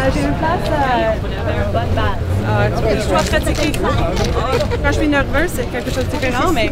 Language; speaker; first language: French; non-native, learner; English